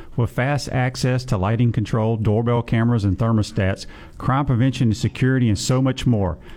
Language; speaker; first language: English; native; English